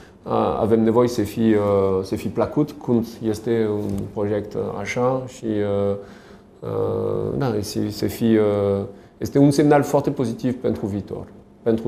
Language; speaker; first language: Romanian; non-native, learner; French